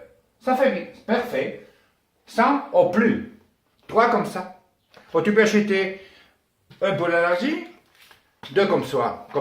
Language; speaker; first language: French; non-native, learner; Spanish